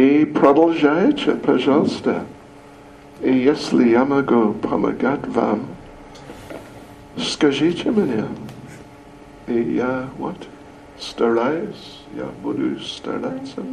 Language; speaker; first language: Russian; non-native, learner; English